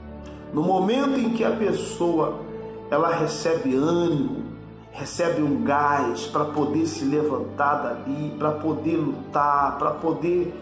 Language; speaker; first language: Portuguese; native; Portuguese